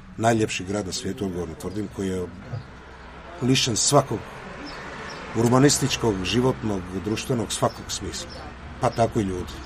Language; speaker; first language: Croatian; native; Croatian